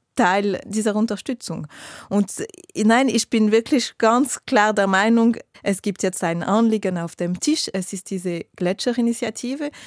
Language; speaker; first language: German; non-native, local second language; French